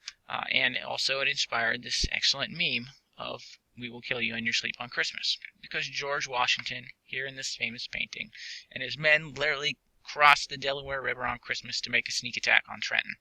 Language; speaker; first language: English; native; English